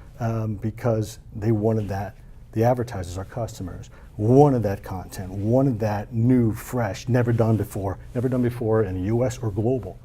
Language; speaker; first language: English; native; English